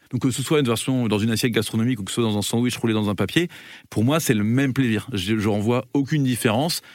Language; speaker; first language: French; native; French